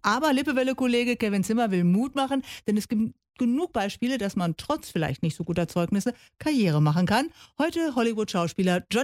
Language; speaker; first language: German; native; German